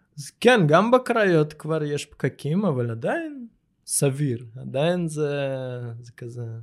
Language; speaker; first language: Hebrew; early bilingual, other home language; Russian